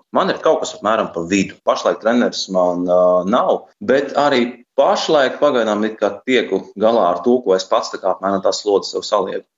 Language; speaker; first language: Latvian; native; Latvian